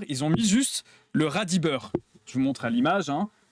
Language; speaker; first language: French; native; French